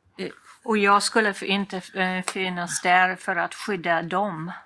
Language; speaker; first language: Swedish; non-native, fluent; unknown